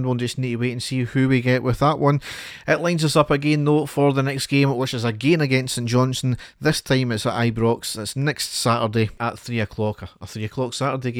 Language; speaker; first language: English; native; English